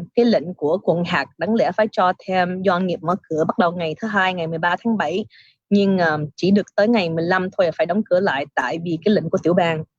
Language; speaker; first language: Vietnamese; early bilingual, heritage; Vietnamese